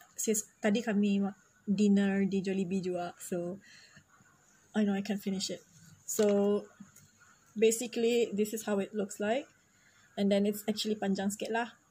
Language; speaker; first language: English; non-native, local second language; Malay